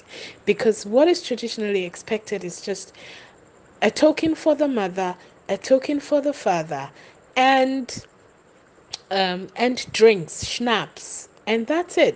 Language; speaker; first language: English; non-native, local second language; Ewe